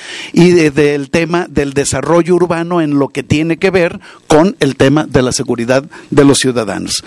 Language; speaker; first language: Spanish; native; Spanish